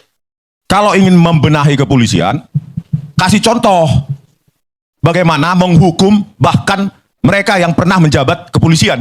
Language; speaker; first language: Indonesian; native; Indonesian